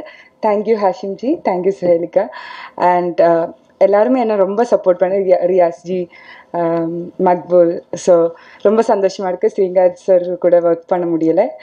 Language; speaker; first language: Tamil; non-native, learner; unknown